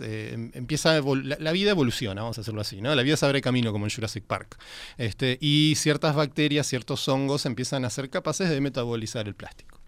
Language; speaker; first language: Spanish; native; Spanish